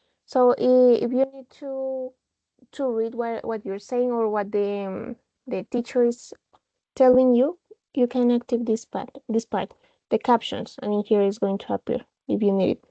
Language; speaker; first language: English; non-native, fluent; Spanish